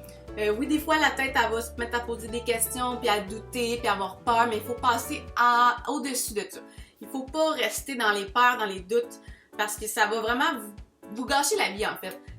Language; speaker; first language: French; native; French